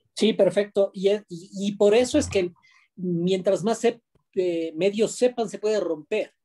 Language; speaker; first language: Spanish; native; Spanish